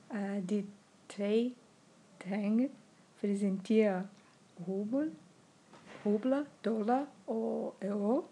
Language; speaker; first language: Danish; non-native, learner; Russian